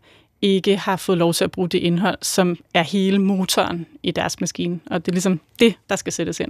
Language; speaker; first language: Danish; native; Danish